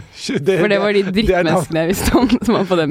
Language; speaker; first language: Norwegian; native; Norwegian